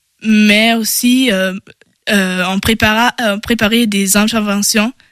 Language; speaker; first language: French; non-native, learner; German